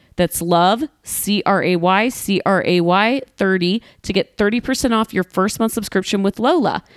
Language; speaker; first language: English; native; English